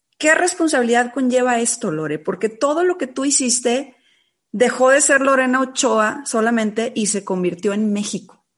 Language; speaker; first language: Spanish; native; Spanish